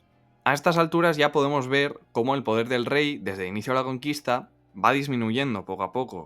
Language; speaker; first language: Spanish; native; Spanish